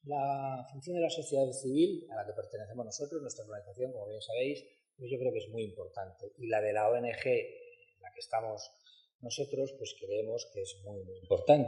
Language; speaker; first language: Spanish; native; Spanish